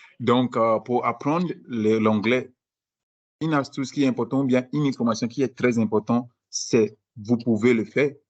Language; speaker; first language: French; non-native, fluent; Akan